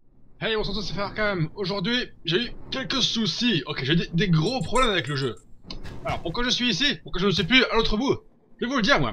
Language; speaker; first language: French; native; French